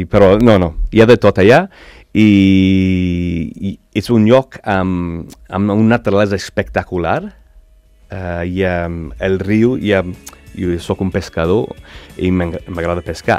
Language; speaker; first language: Catalan; non-native, learner; English